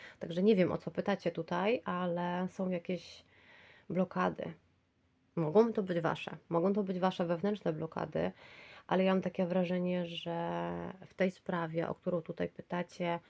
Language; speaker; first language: Polish; native; Polish